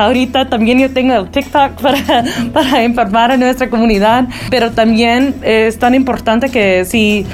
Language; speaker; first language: Spanish; early bilingual, heritage; Spanish